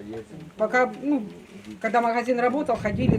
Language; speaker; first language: Russian; native; Russian